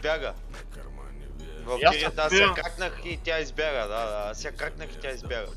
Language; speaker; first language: Bulgarian; native; Bulgarian